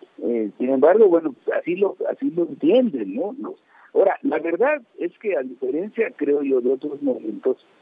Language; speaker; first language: Spanish; native; Spanish